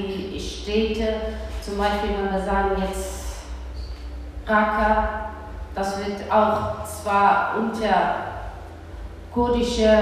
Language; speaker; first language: German; early bilingual, other home language; Kurdish